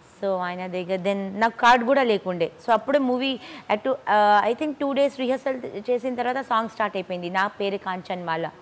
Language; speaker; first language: Telugu; non-native, local second language; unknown